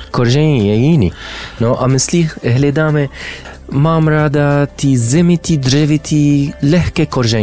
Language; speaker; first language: Czech; non-native, learner; Arabic